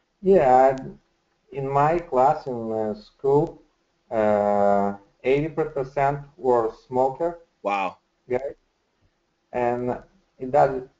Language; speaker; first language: English; non-native, learner; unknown